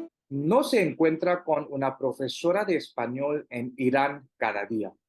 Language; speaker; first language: Spanish; non-native, fluent; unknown